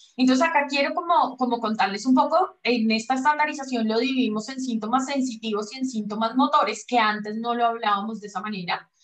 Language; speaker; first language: Spanish; native; Spanish